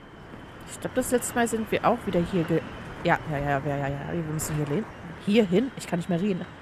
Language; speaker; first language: German; native; German